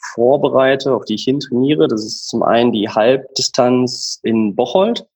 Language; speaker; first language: German; native; German